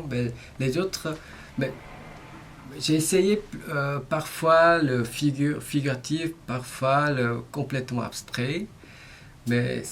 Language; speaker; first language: French; non-native, learner; Korean